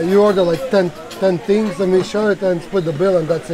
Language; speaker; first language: English; non-native, fluent; Serbian